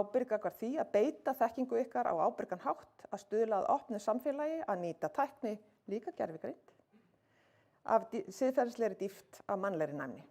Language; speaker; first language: Icelandic; native; Icelandic